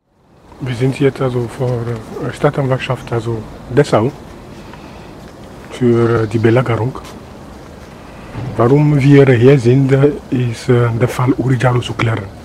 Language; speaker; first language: German; non-native, learner; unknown